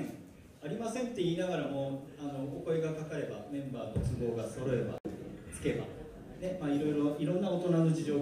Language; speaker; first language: Japanese; native; Japanese